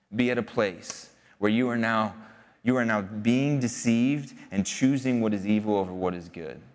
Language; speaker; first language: English; native; English